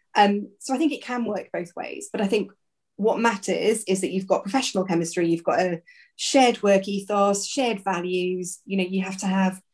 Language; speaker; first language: English; native; English